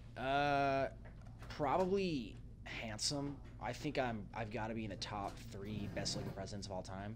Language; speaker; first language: English; native; English